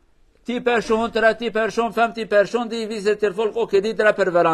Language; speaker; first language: Norwegian; non-native, fluent; Kurdish